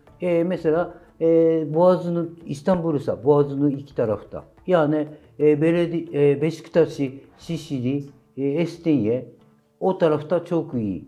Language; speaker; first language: Turkish; non-native, fluent; Japanese